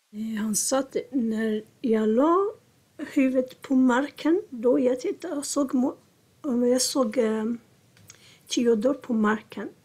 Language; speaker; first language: Swedish; non-native, learner; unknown